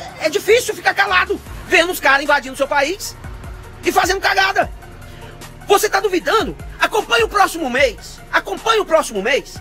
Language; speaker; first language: Portuguese; native; Portuguese